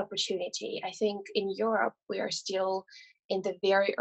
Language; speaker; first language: English; non-native, fluent; French